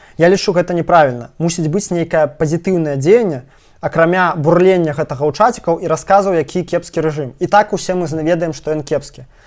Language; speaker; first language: Belarusian; non-native, local second language; Russian